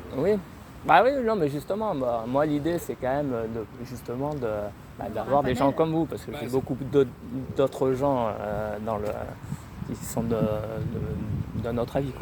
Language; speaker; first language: French; native; French